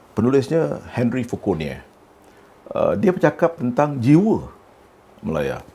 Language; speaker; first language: Malay; native; Malay